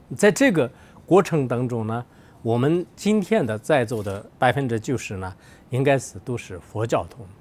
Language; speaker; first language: Chinese; non-native, local second language; Tibetan